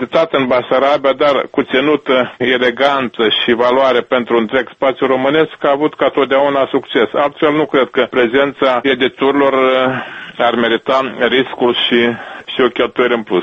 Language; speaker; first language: Romanian; native; Romanian